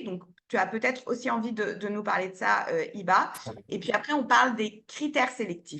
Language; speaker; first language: French; native; French